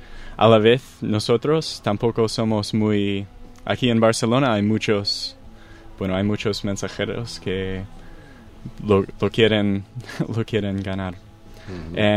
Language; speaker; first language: Spanish; non-native, fluent; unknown